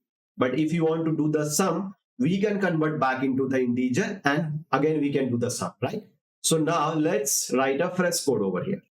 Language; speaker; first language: English; non-native, local second language; Hindi